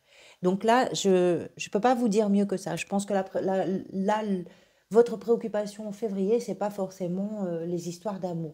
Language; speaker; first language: French; native; French